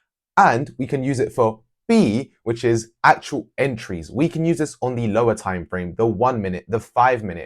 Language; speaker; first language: English; native; English